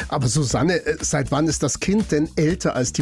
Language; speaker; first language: German; native; German